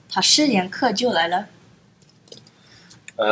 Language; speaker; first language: Chinese; non-native, learner; English